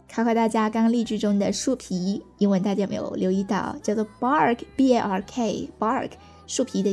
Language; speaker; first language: Chinese; native; Chinese